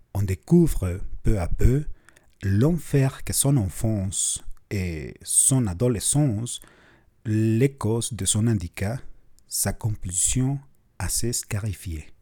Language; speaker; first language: French; non-native, fluent; Spanish